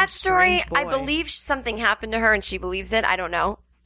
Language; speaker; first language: English; native; English